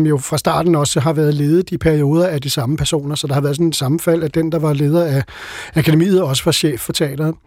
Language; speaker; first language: Danish; native; Danish